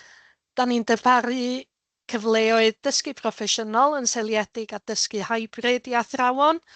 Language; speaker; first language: Welsh; native; Welsh